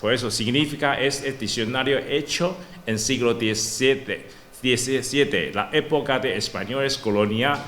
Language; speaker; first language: Spanish; non-native, learner; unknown